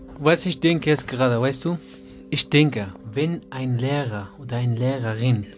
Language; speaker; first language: German; non-native, learner; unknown